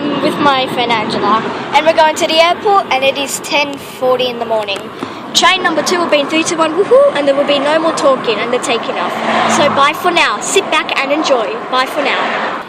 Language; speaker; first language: English; native; English